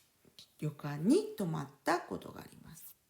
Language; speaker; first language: Japanese; non-native, fluent; French